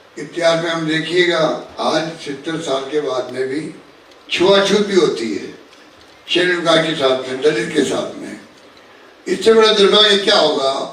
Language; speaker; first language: Hindi; native; Hindi